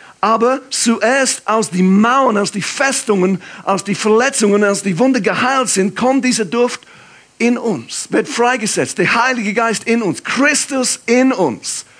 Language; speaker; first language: German; non-native, fluent; English